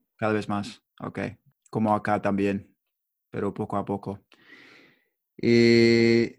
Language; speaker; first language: Spanish; non-native, learner; English